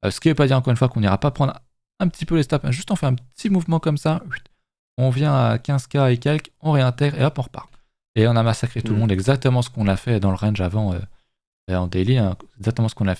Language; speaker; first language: French; native; French